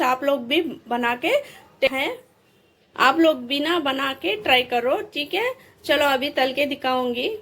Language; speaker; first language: Hindi; non-native, local second language; Telugu